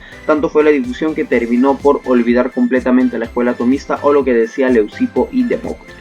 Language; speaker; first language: Spanish; native; Spanish